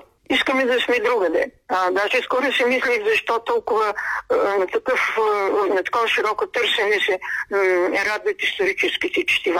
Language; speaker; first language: Bulgarian; native; Bulgarian